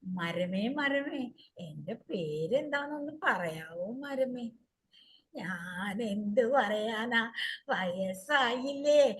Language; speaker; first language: Malayalam; early bilingual, heritage; Malayalam